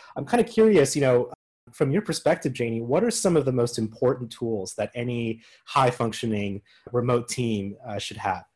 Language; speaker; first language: English; native; English